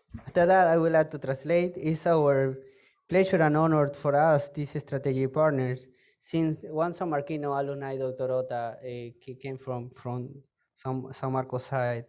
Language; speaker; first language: English; non-native, fluent; Spanish